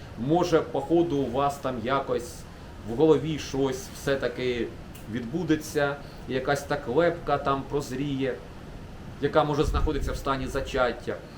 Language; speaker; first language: Ukrainian; non-native, local second language; Russian